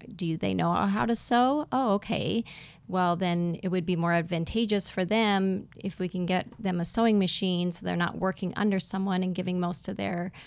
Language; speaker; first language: English; native; English